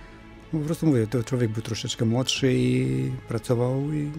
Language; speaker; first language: Polish; non-native, fluent; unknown